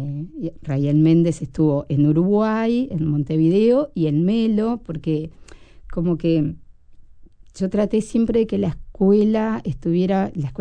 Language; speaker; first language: Spanish; native; Spanish